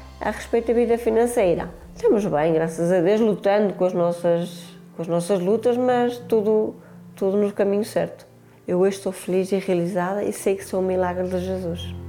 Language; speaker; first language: Portuguese; early bilingual, other home language; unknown